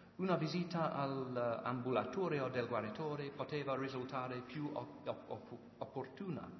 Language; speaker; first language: Italian; non-native, learner; English